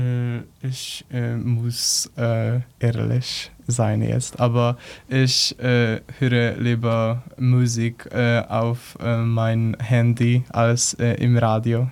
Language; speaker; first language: German; non-native, learner; Polish